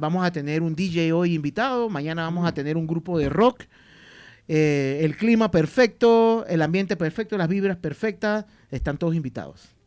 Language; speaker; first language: Spanish; native; Spanish